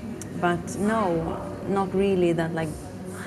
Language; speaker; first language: English; non-native, fluent; Swedish